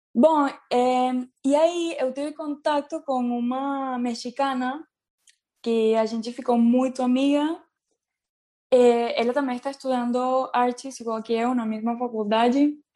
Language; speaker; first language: Portuguese; non-native, learner; Spanish